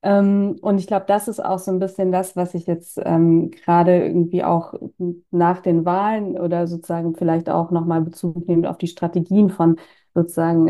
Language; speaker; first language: German; native; German